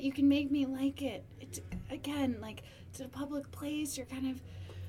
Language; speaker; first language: English; native; English